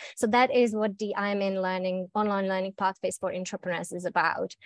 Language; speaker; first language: English; native; English